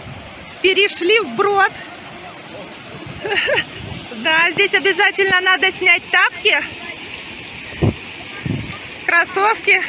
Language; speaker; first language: Russian; native; Russian